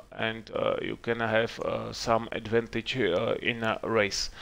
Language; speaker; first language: English; non-native, learner; Czech